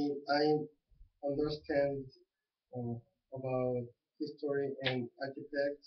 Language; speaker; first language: English; non-native, learner; Korean